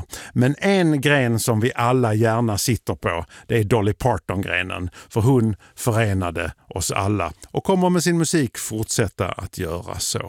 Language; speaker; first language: Swedish; native; Swedish